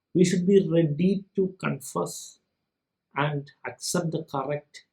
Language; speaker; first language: English; non-native, local second language; Malayalam